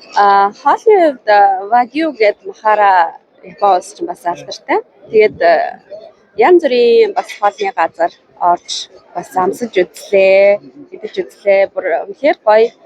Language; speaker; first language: Mongolian; native; Mongolian